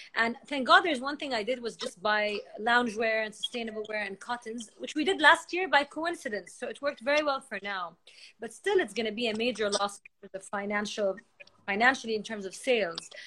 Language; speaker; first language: English; non-native, fluent; Arabic